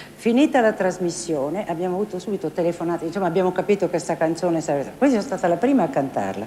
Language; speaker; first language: Italian; native; Italian